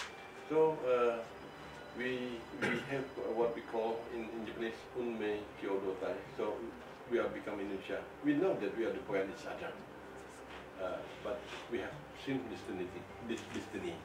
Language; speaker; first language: English; non-native, fluent; Indonesian